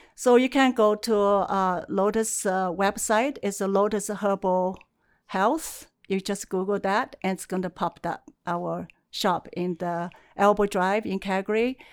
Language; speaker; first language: English; non-native, fluent; Chinese